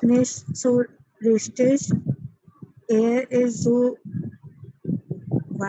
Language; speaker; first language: German; non-native, learner; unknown